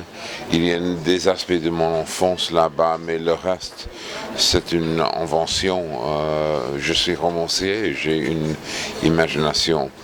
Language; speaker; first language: French; non-native, fluent; English